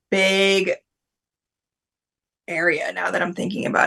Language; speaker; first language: English; native; English